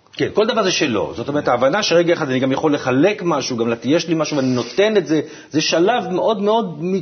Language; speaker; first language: Hebrew; native; Hebrew